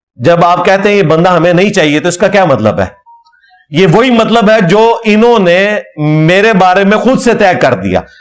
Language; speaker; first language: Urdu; non-native, local second language; Punjabi